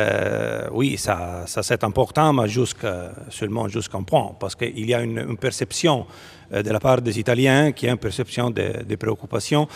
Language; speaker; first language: French; non-native, fluent; Italian